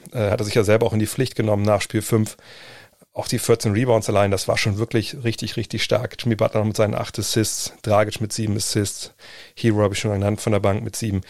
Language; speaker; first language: German; native; German